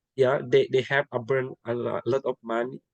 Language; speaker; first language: English; non-native, learner; Indonesian